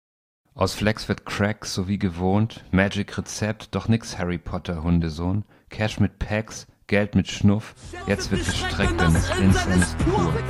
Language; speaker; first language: German; native; German